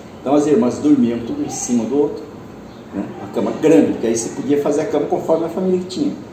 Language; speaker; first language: Portuguese; early bilingual, other home language; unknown